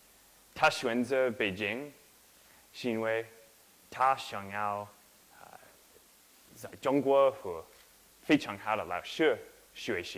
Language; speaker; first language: Chinese; non-native, learner; English